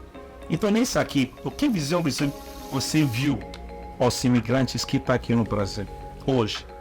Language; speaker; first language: Portuguese; non-native, learner; Igbo